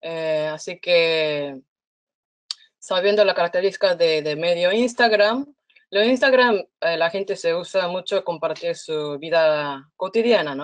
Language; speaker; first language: Spanish; non-native, fluent; Korean